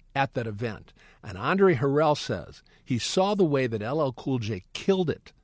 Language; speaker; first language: English; native; English